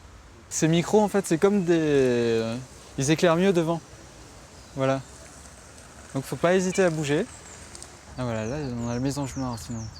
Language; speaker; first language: French; native; French